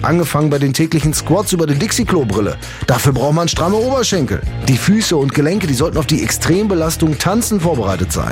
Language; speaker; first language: German; native; German